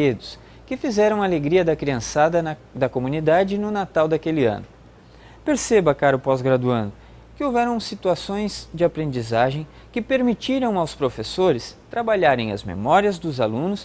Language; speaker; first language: Portuguese; native; Portuguese